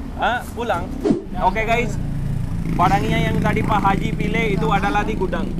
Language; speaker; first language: Indonesian; non-native, fluent; Urdu